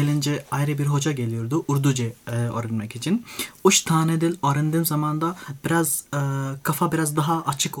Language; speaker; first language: Turkish; non-native, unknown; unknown